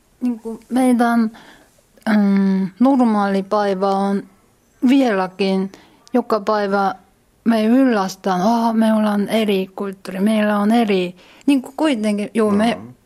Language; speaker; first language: Finnish; non-native, learner; Korean